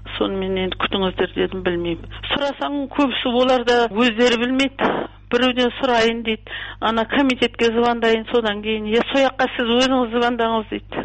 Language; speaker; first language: Kazakh; early bilingual, heritage; Kazakh